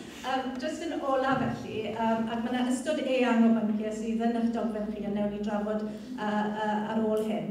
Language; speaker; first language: Welsh; native; Welsh